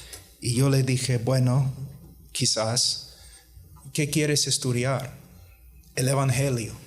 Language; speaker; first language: Spanish; non-native, fluent; English